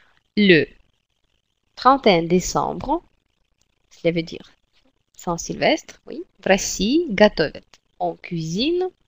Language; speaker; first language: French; non-native, fluent; Russian